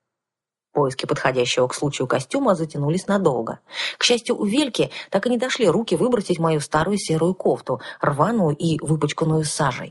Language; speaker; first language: Russian; native; Russian